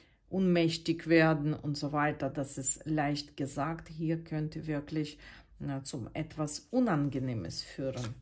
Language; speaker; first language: German; non-native, fluent; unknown